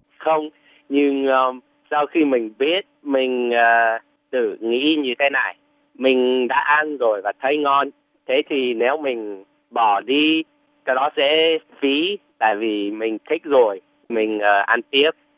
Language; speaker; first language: Vietnamese; non-native, fluent; English